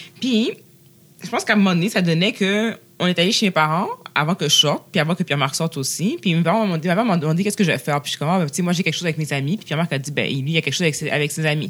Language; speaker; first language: French; native; French